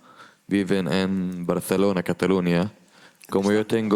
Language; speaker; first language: Spanish; non-native, learner; Arabic